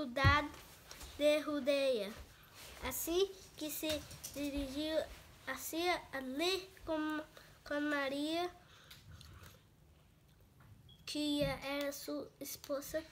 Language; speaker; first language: Spanish; non-native, learner; Portuguese